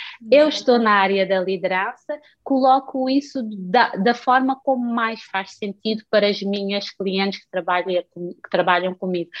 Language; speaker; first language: Portuguese; non-native, local second language; Kabuverdianu